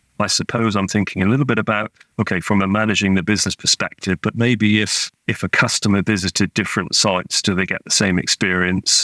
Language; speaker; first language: English; native; English